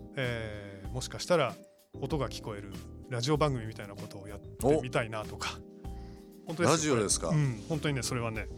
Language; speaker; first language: Japanese; native; Japanese